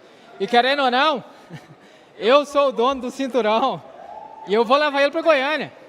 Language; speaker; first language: Portuguese; native; Portuguese